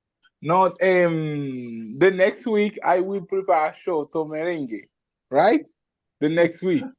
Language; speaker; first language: English; non-native, learner; Spanish